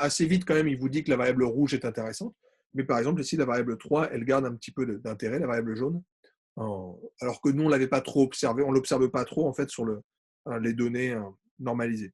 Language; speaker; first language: French; native; French